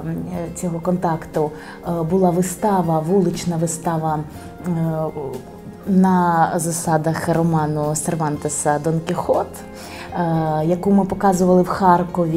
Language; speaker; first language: Ukrainian; native; Ukrainian